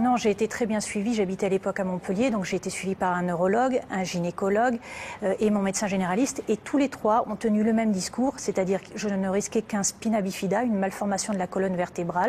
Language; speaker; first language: French; native; French